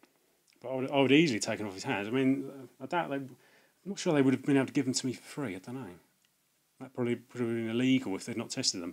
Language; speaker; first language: English; native; English